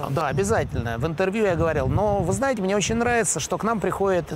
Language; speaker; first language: Russian; native; Russian